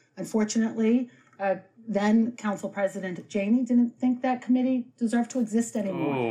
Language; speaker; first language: English; native; English